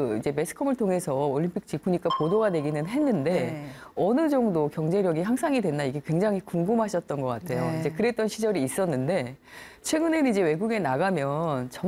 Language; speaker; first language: Korean; native; Korean